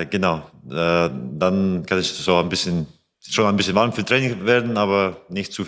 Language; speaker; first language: German; non-native, fluent; Latvian